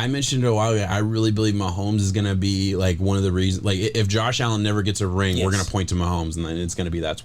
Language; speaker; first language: English; native; English